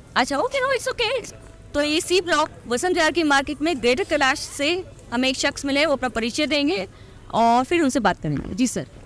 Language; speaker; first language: Hindi; native; Hindi